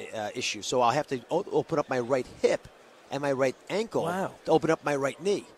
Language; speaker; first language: English; native; English